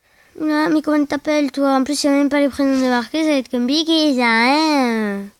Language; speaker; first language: French; native; French